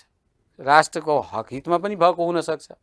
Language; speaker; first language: Nepali; native; Nepali